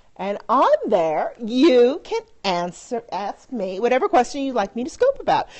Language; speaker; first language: English; native; English